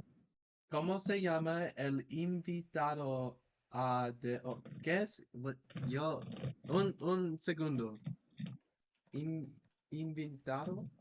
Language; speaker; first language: Spanish; non-native, learner; English